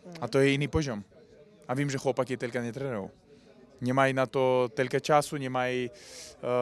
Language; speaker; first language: Polish; non-native, learner; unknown